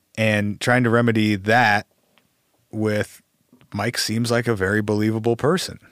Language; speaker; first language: English; native; English